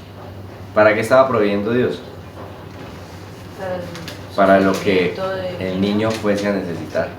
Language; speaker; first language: Spanish; native; Spanish